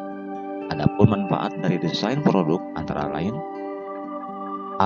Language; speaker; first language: Indonesian; native; Indonesian